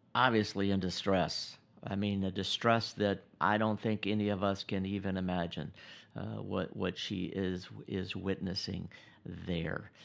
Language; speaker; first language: English; native; English